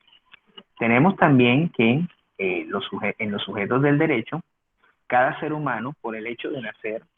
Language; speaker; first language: Spanish; native; Spanish